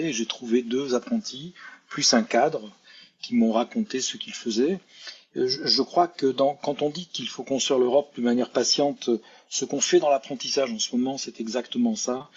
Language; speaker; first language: French; native; French